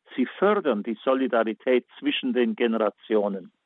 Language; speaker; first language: German; native; German